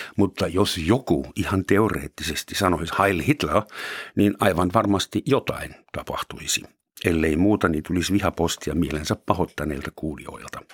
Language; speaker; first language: Finnish; non-native, fluent; German